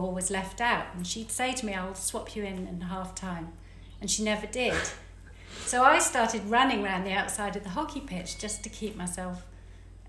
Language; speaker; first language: English; native; English